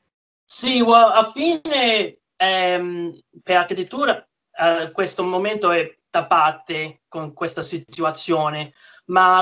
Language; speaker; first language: Italian; early bilingual, heritage; English